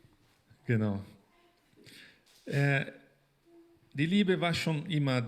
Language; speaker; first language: German; non-native, fluent; Portuguese